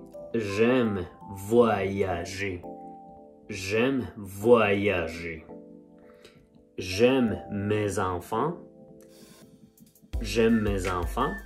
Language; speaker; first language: French; non-native, fluent; Spanish